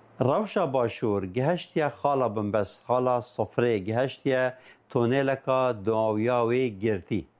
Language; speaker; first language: Kurdish; native; Kurdish